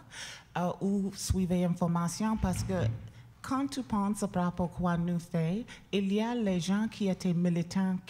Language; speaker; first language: French; non-native, learner; English